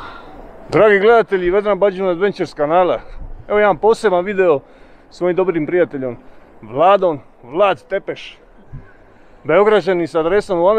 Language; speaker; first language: Croatian; native; Croatian